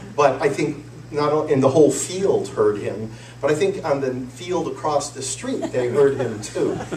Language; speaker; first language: English; native; English